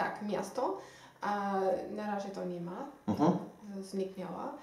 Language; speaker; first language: Polish; non-native, learner; Xhosa